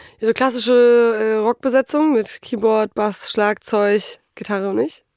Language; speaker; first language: German; early bilingual, other home language; Polish